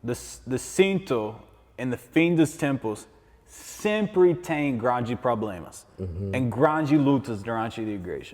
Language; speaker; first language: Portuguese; non-native, learner; English